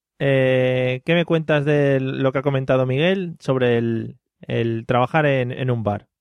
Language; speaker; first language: Spanish; native; Spanish